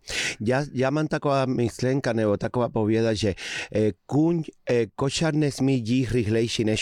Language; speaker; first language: Czech; non-native, fluent; Spanish